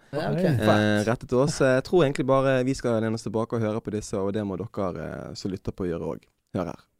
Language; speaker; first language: Norwegian; native; Norwegian